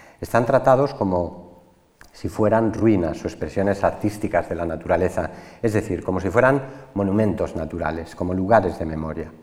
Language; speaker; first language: Spanish; native; Spanish